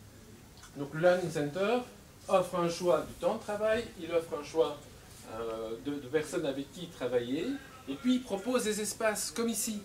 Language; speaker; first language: French; native; French